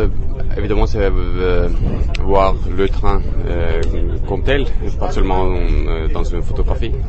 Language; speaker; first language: French; non-native, fluent; Norwegian